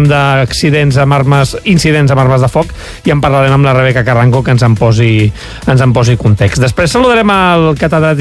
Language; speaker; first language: Catalan; native; Catalan